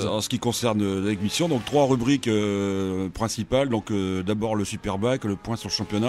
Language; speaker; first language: French; native; French